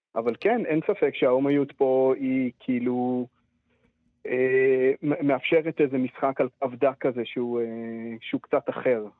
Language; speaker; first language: Hebrew; native; Hebrew